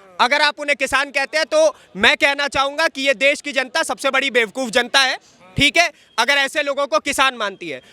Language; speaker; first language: Hindi; native; Hindi